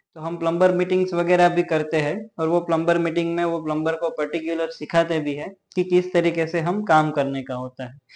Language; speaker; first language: Hindi; non-native, local second language; Gujarati